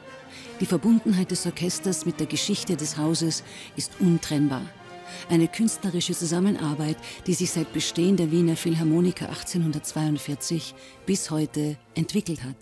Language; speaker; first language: German; native; German